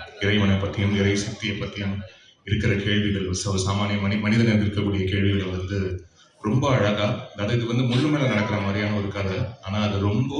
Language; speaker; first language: Tamil; native; Tamil